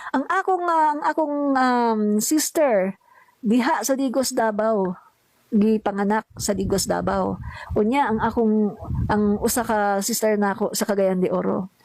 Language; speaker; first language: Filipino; non-native, local second language; Cebuano